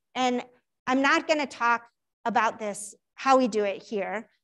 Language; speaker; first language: English; native; English